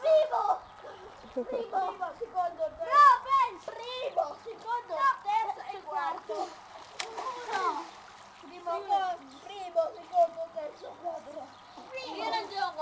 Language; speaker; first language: Italian; early bilingual, other home language; Filipino